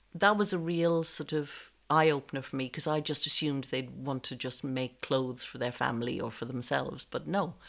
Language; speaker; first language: English; native; English